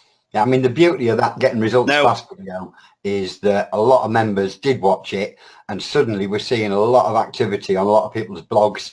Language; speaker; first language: English; native; English